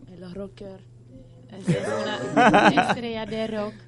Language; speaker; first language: Spanish; non-native, fluent; French